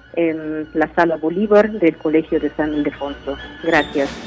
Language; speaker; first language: Spanish; non-native, fluent; Uzbek